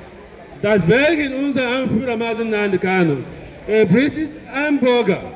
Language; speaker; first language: German; non-native, learner; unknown